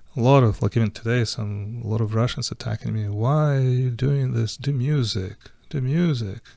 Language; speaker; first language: English; non-native, fluent; Ukrainian